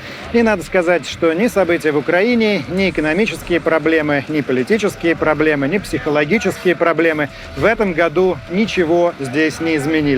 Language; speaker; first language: Russian; native; Russian